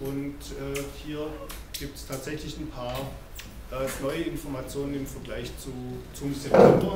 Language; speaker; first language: German; native; German